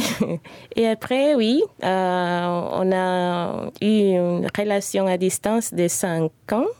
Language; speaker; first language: French; non-native, fluent; Spanish